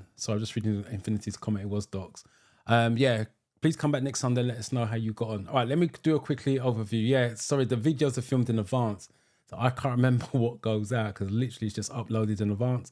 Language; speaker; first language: English; native; English